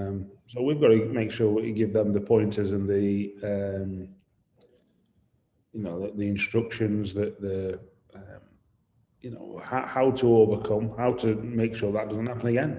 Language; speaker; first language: English; native; English